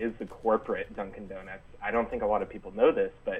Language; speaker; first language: English; native; English